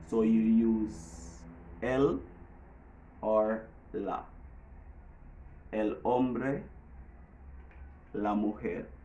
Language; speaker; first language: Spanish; non-native, learner; English